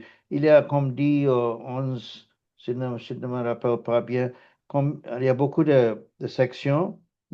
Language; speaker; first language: French; non-native, fluent; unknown